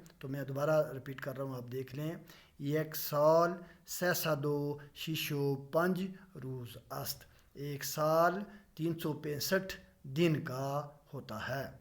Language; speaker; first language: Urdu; non-native, local second language; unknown